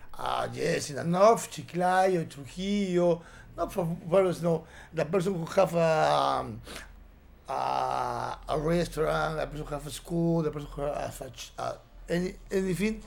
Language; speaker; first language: English; non-native, learner; Spanish